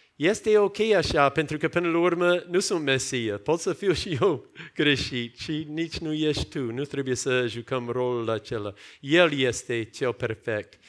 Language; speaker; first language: Romanian; non-native, fluent; English